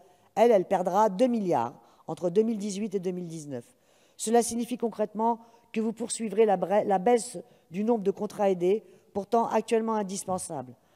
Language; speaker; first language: French; native; French